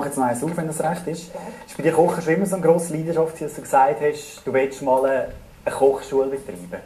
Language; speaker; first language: German; native; German